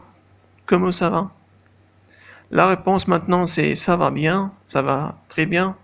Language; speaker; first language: French; non-native, fluent; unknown